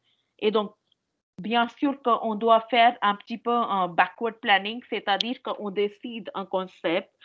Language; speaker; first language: French; non-native, fluent; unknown